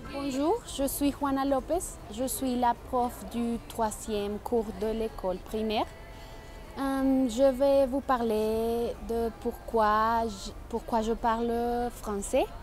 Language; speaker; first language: French; non-native, fluent; Spanish